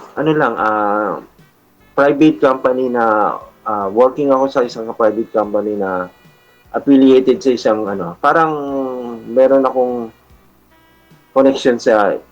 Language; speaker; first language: Filipino; native; Filipino